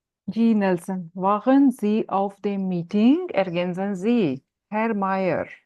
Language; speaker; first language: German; non-native, fluent; Urdu